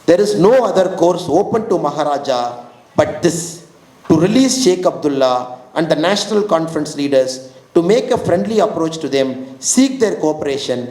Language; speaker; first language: English; non-native, local second language; Tamil